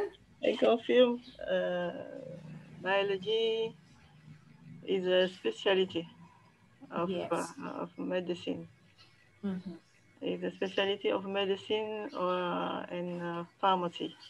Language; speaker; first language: English; non-native, learner; French